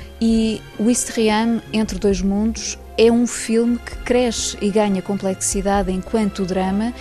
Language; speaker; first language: Portuguese; native; Portuguese